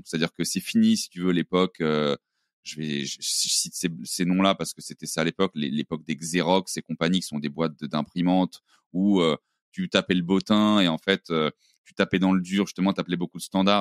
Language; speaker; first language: French; native; French